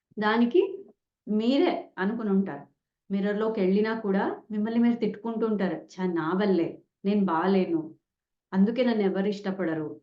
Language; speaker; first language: Telugu; non-native, local second language; Kannada